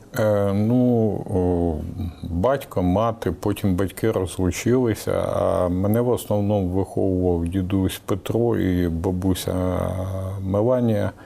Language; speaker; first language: Ukrainian; native; Ukrainian